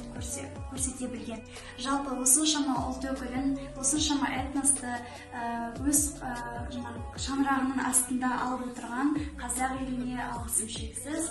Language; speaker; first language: Kazakh; non-native, local second language; Russian